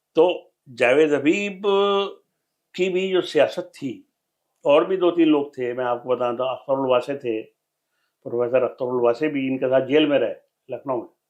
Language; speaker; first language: Urdu; native; Urdu